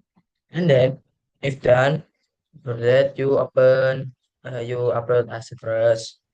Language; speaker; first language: English; non-native, learner; Indonesian